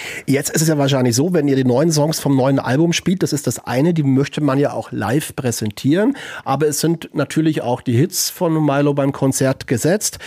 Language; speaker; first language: German; native; German